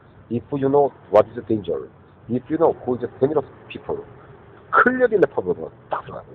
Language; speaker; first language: English; non-native, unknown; Korean